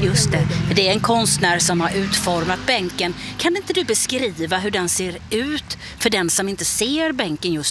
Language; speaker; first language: Swedish; native; Swedish